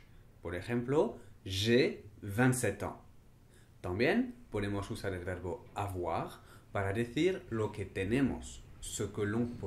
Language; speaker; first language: Spanish; non-native, fluent; French